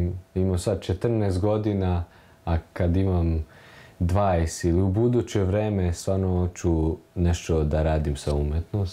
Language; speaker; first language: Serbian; early bilingual, heritage; German